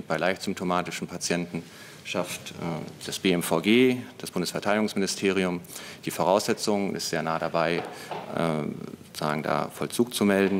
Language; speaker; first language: German; native; German